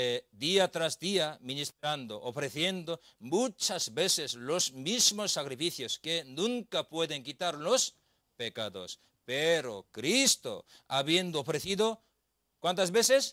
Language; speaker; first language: Spanish; non-native, learner; Korean